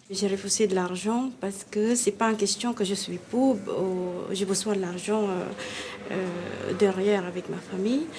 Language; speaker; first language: French; non-native, learner; Filipino